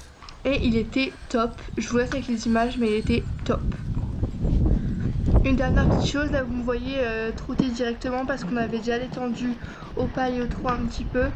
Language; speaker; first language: French; native; French